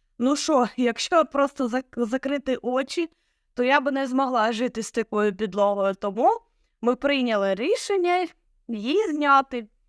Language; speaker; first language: Ukrainian; non-native, local second language; Russian